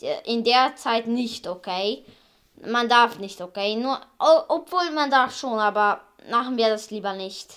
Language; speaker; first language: German; early bilingual, other home language; Hungarian